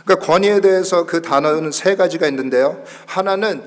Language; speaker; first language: Korean; early bilingual, heritage; Korean